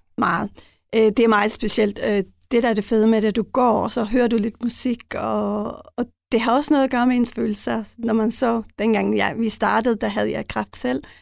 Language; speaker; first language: Danish; non-native, local second language; Faroese